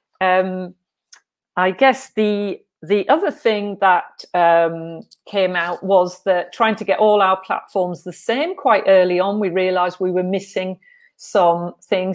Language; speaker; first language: English; native; English